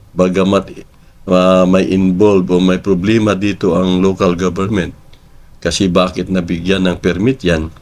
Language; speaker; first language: Filipino; native; Filipino